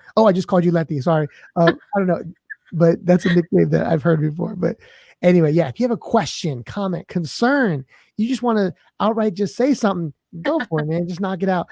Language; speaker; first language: English; native; English